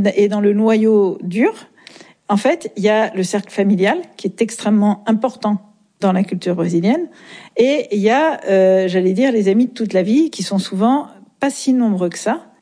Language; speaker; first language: French; native; French